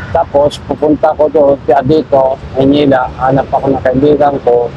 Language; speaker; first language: Filipino; non-native, fluent; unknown